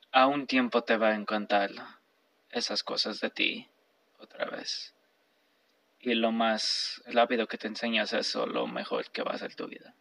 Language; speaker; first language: Spanish; early bilingual, heritage; Spanish